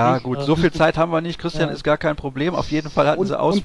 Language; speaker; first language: German; native; German